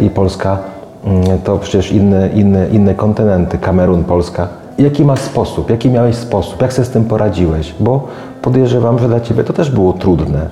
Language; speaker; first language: Polish; native; Polish